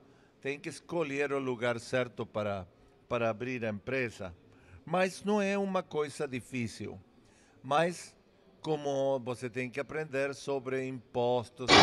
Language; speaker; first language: Portuguese; non-native, fluent; English